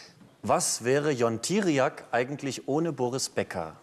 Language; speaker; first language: German; native; German